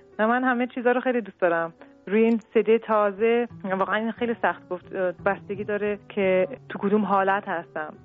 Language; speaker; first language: Persian; early bilingual, heritage; Persian